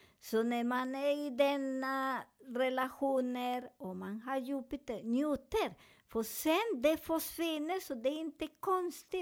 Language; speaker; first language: Swedish; non-native, learner; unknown